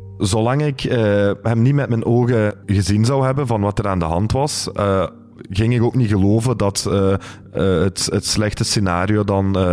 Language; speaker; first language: Dutch; early bilingual, other home language; Turkish